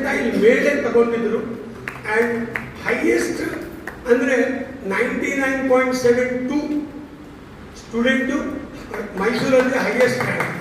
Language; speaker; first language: Kannada; non-native, learner; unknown